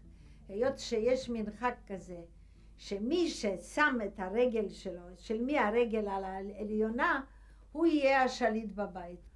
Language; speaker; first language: Hebrew; non-native, fluent; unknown